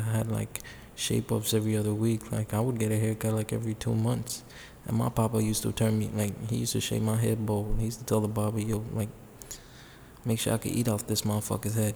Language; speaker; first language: English; native; English